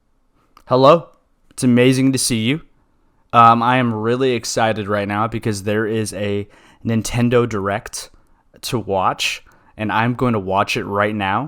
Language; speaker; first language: English; native; English